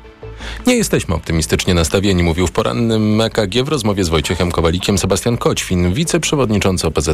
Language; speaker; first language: Polish; native; Polish